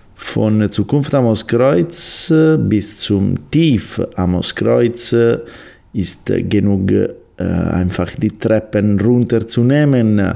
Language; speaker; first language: German; non-native, learner; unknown